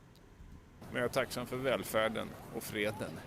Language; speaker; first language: Swedish; native; Swedish